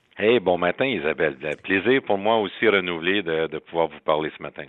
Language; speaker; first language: French; native; French